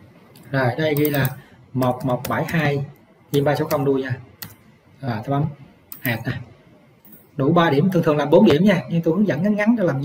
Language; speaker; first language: Vietnamese; native; Vietnamese